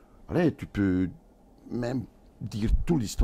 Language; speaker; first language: French; non-native, local second language; Dutch